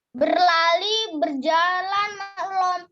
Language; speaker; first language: Malay; native; Malay